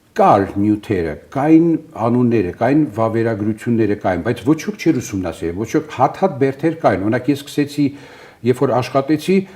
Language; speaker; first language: Armenian; early bilingual, other home language; Italian